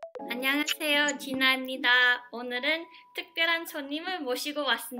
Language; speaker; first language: Korean; early bilingual, heritage; English